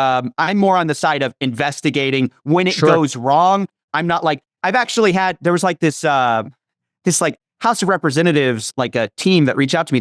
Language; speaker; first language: English; native; English